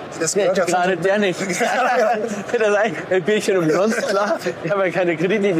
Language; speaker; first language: German; native; German